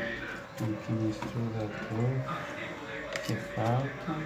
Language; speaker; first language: Portuguese; non-native, learner; Haitian Creole